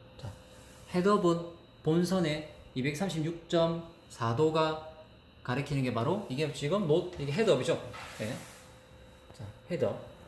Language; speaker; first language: Korean; native; Korean